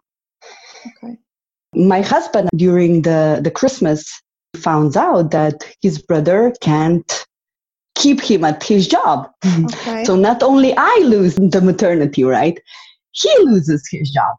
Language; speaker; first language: English; non-native, fluent; Slovenian